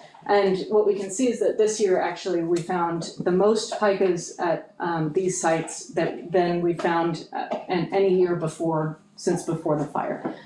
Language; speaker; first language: English; native; English